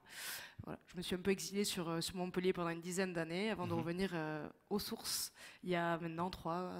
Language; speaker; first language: French; native; French